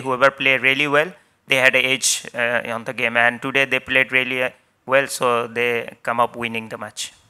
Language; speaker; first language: English; non-native, local second language; Bangla